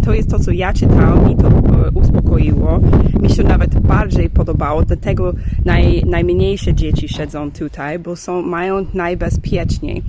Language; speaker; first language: Polish; non-native, learner; English